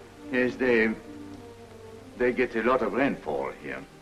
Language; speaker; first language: English; non-native, fluent; French